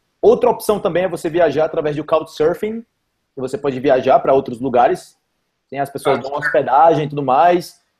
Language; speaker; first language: Portuguese; native; Portuguese